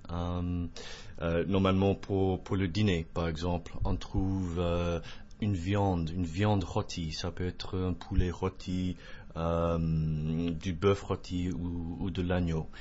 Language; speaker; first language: French; non-native, fluent; English